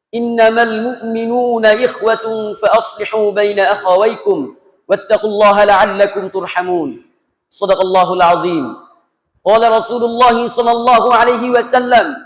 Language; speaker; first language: Arabic; non-native, fluent; Bangla